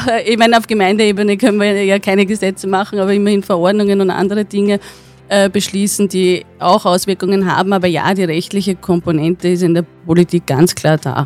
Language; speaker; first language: German; native; German